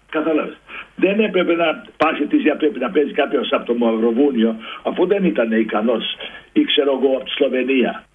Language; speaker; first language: Greek; non-native, fluent; Serbian